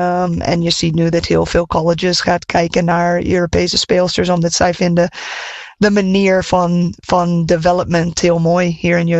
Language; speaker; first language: Dutch; non-native, fluent; English